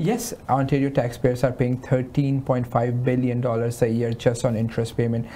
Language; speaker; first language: English; non-native, local second language; Hindi